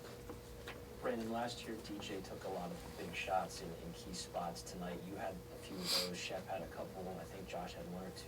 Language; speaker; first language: English; native; English